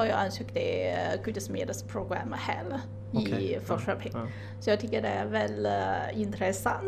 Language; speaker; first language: Swedish; non-native, learner; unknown